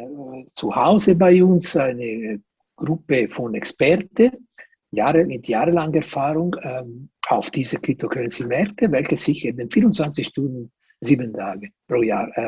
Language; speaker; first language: German; non-native, local second language; Italian